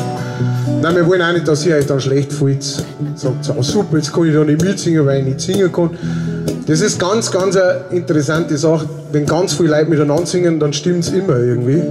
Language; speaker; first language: German; native; German